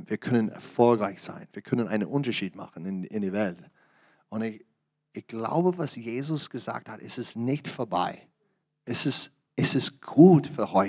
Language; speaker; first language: German; non-native, learner; English